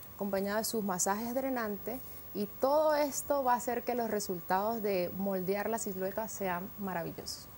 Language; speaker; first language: Spanish; native; Spanish